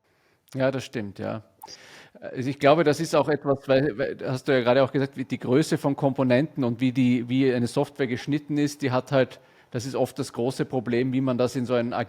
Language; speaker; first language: German; native; German